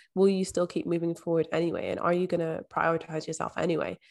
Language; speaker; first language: English; native; English